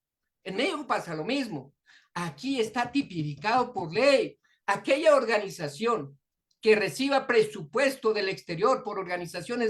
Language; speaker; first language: Spanish; native; Spanish